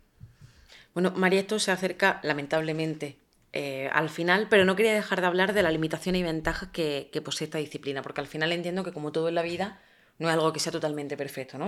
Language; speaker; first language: Spanish; native; Spanish